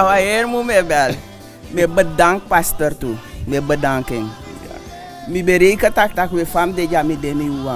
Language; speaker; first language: Dutch; non-native, local second language; Sranan Tongo